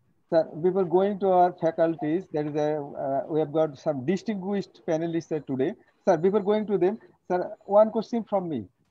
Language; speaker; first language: English; non-native, local second language; Bangla